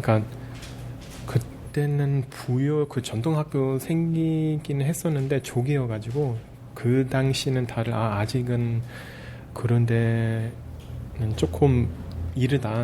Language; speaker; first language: Korean; early bilingual, heritage; Korean